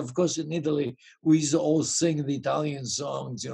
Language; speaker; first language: English; non-native, fluent; Italian